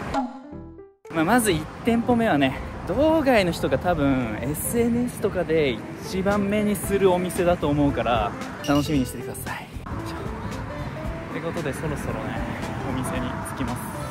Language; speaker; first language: Japanese; native; Japanese